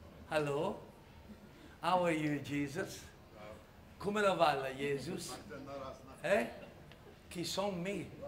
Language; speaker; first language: English; non-native, fluent; Italian